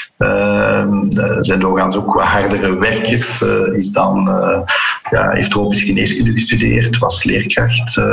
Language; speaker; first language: Dutch; early bilingual, heritage; Dutch